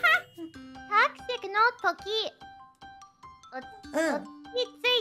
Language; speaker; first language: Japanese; non-native, learner; English